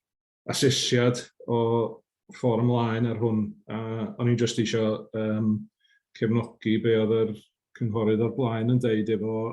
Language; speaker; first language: Welsh; native; Welsh